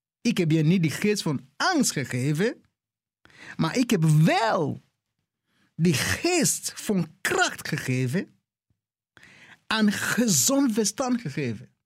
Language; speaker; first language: Dutch; non-native, fluent; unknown